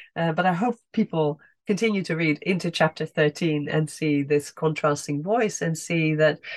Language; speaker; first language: English; non-native, fluent; Dutch